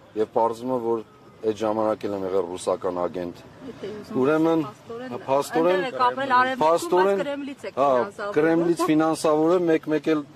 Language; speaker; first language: Armenian; native; Armenian